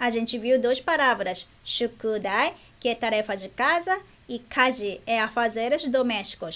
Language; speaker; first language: Portuguese; non-native, fluent; Japanese